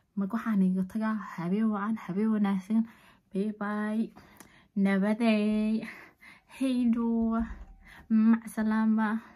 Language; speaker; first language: Somali; early bilingual, heritage; Somali